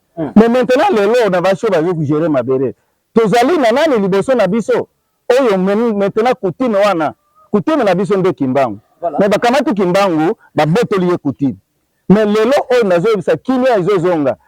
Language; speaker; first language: Lingala; non-native, local second language; Kongo